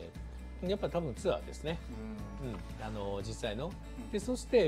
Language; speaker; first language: Japanese; native; Japanese